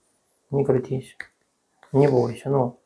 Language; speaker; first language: Russian; native; Russian